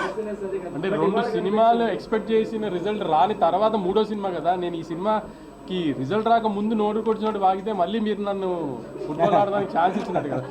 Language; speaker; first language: Telugu; native; Telugu